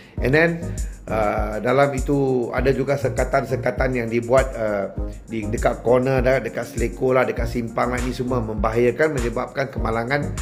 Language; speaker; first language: Malay; non-native, local second language; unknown